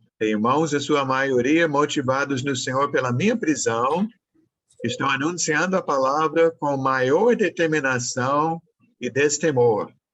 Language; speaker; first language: Portuguese; non-native, fluent; English